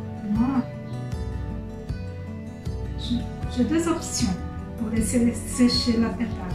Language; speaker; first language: French; non-native, fluent; Portuguese